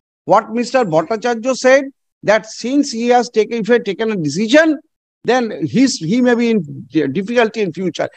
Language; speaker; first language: English; non-native, local second language; Bangla